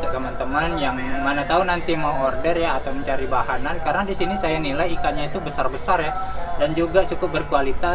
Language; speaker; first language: Indonesian; native; Indonesian